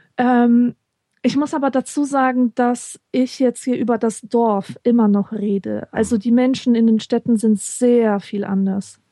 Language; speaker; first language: German; early bilingual, other home language; Polish